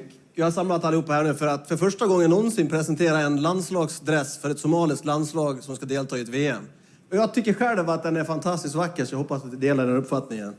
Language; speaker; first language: Swedish; native; Swedish